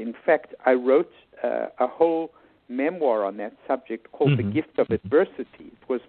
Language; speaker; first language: English; native; English